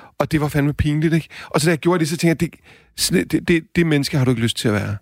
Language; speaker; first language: Danish; native; Danish